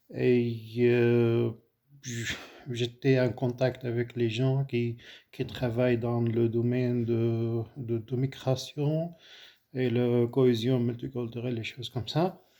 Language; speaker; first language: French; non-native, fluent; Arabic